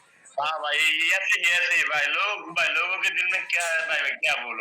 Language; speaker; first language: Hindi; non-native, learner; Bangla